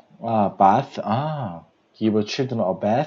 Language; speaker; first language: English; non-native, learner; Korean